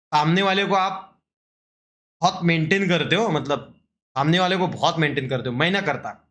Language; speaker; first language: Hindi; non-native, local second language; Marathi